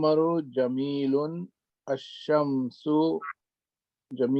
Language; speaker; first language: Arabic; non-native, learner; English